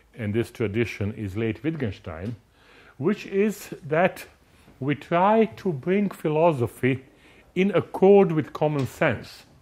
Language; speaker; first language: English; non-native, fluent; Croatian